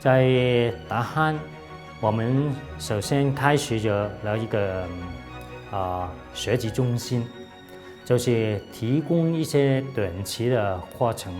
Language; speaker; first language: Chinese; non-native, local second language; Cantonese